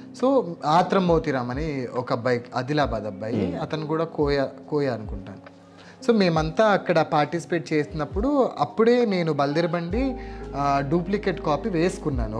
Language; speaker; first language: Telugu; non-native, local second language; Lambadi